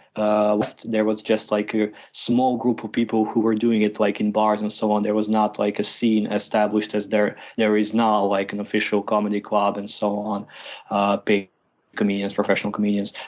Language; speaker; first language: English; non-native, fluent; Croatian